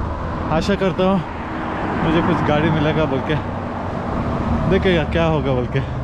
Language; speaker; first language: Hindi; non-native, local second language; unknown